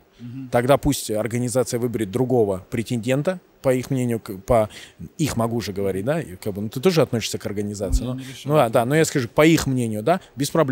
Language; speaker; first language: Russian; native; Russian